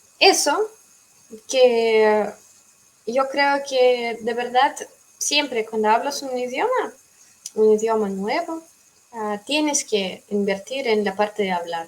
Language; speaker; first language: Spanish; non-native, fluent; Russian